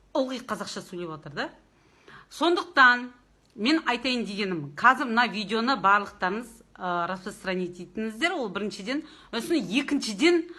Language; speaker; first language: Kazakh; non-native, local second language; Russian